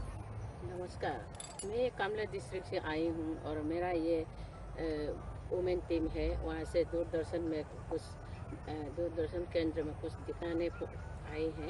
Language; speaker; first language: Hindi; non-native, local second language; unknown